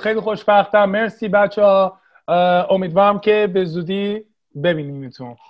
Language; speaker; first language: Persian; early bilingual, heritage; Persian